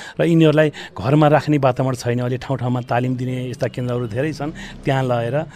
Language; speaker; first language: Nepali; native; Nepali